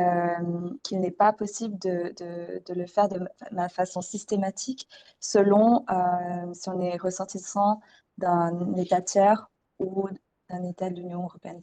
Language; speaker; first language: French; native; French